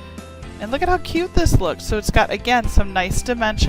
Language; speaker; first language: English; native; English